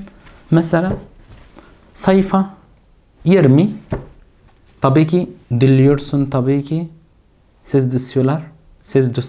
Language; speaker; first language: Turkish; non-native, fluent; Arabic